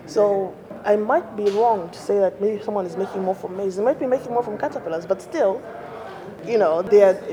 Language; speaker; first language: English; non-native, local second language; Bemba